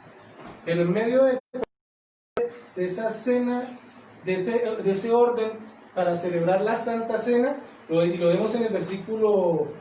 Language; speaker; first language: Spanish; native; Spanish